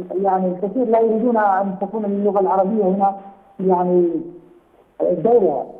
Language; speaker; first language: Arabic; non-native, fluent; Urdu